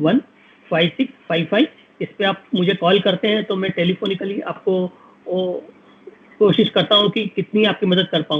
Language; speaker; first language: Hindi; native; Hindi